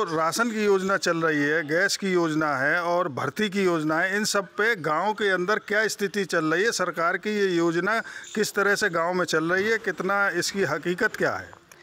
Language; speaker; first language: Hindi; native; Hindi